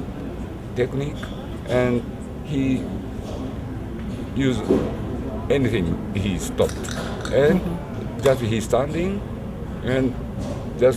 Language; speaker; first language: English; non-native, learner; Japanese